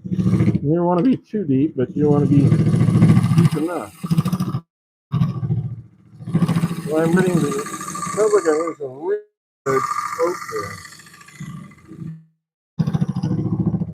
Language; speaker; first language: English; native; English